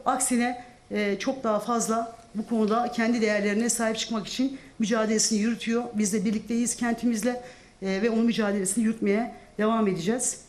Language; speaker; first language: Turkish; non-native, local second language; Zaza